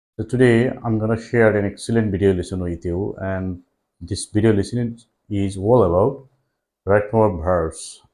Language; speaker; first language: English; non-native, local second language; Bangla